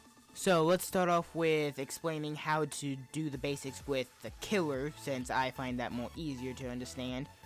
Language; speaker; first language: English; native; English